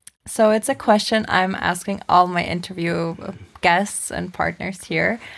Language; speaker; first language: English; non-native, fluent; German